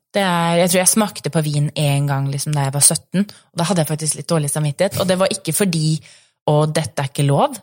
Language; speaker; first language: Norwegian; native; Norwegian